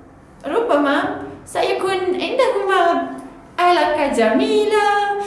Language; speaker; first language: Arabic; non-native, learner; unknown